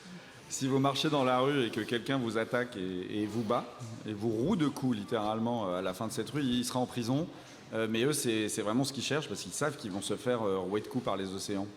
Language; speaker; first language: French; native; French